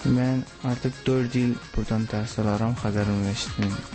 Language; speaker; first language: Azerbaijani; non-native, learner; Hindi